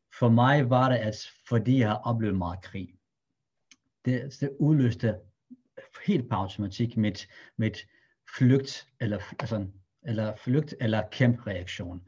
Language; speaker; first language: Danish; early bilingual, other home language; Arabic